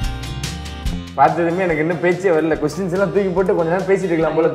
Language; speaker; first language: Tamil; native; Tamil